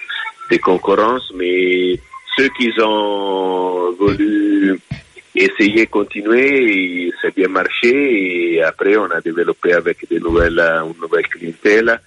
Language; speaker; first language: French; non-native, fluent; Italian